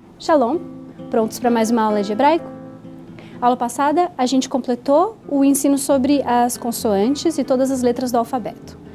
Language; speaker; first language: Portuguese; native; Portuguese